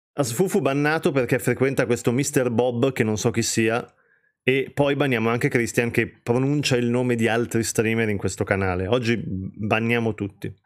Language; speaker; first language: Italian; native; Italian